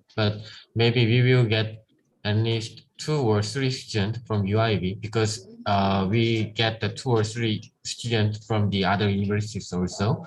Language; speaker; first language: English; non-native, learner; Korean